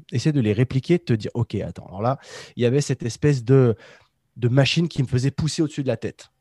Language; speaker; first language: French; native; French